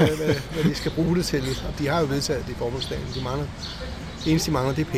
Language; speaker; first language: Danish; native; Danish